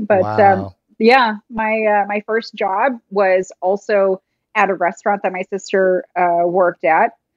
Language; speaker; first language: English; native; English